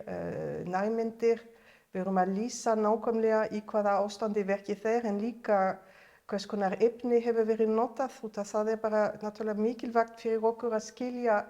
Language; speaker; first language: Icelandic; non-native, fluent; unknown